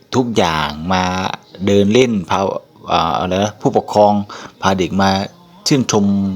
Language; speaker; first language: Thai; native; Thai